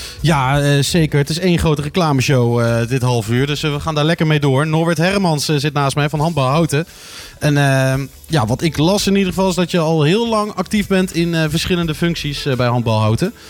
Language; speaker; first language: Dutch; native; Dutch